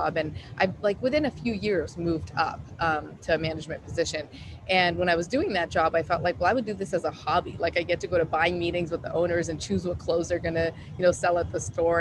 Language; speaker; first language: English; native; English